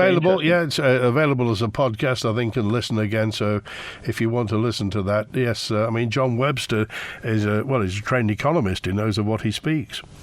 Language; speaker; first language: English; native; English